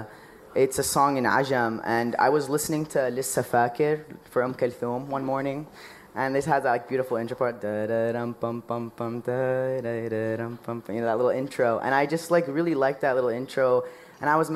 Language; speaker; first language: English; native; English